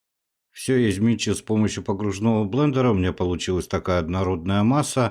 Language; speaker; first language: Russian; native; Russian